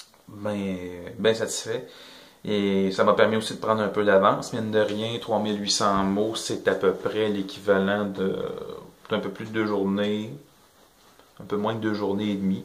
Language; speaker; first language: French; native; French